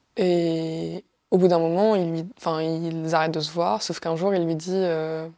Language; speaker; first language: French; non-native, local second language; Arabic